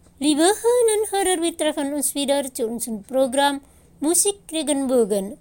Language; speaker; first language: German; non-native, fluent; Indonesian